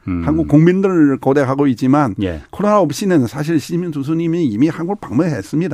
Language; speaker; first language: Korean; non-native, fluent; Chinese